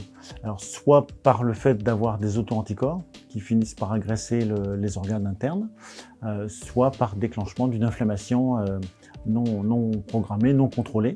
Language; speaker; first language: French; native; French